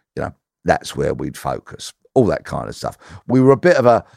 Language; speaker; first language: English; native; English